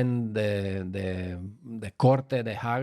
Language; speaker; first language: Spanish; non-native, fluent; Slovak